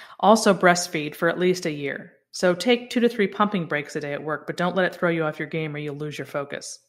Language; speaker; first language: English; native; English